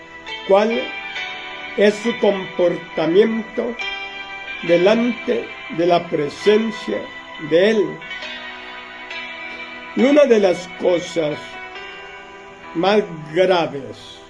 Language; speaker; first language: Spanish; native; Spanish